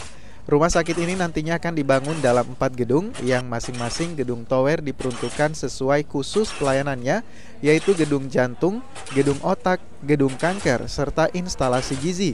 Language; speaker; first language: Indonesian; native; Indonesian